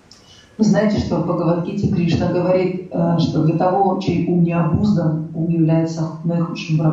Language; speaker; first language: Russian; native; Russian